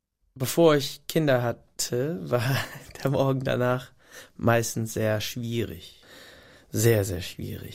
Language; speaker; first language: German; non-native, fluent; English